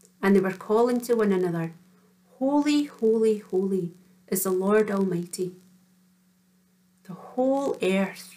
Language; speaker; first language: English; native; English